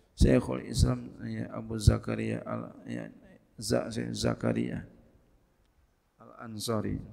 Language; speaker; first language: Arabic; non-native, fluent; Indonesian